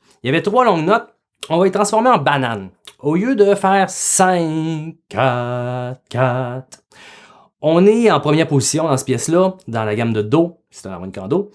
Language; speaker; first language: French; native; French